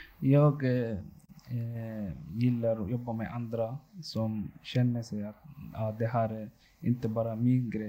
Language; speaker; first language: Swedish; non-native, local second language; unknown